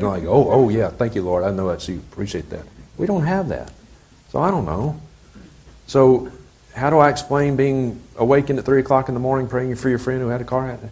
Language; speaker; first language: English; native; English